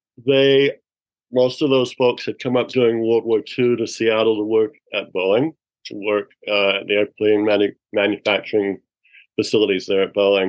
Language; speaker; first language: English; native; English